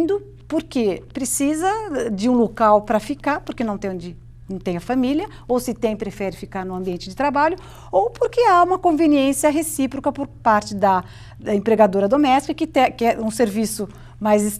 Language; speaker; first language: Portuguese; native; Portuguese